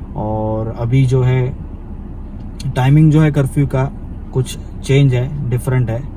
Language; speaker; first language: Hindi; native; Hindi